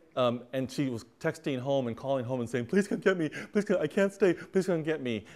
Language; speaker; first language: English; native; English